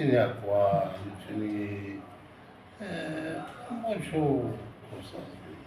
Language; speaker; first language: Spanish; non-native, learner; Arabic